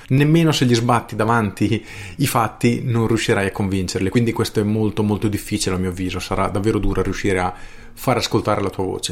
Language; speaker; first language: Italian; native; Italian